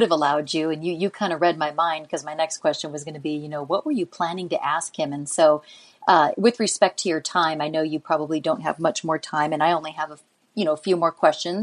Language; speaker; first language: English; native; English